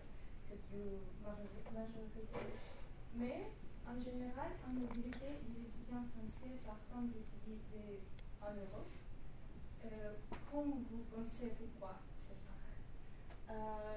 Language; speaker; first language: French; non-native, learner; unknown